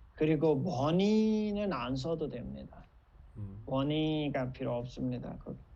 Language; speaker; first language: Korean; non-native, fluent; Nepali